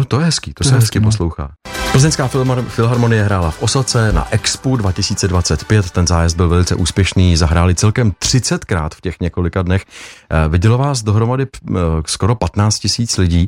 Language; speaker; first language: Czech; native; Czech